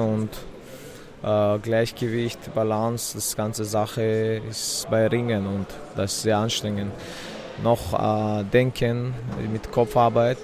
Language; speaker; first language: German; non-native, fluent; Chechen